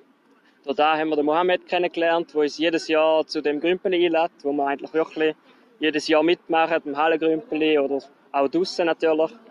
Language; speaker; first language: German; native; German